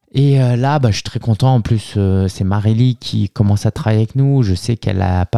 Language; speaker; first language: French; native; French